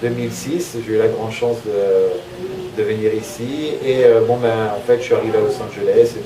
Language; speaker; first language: French; native; French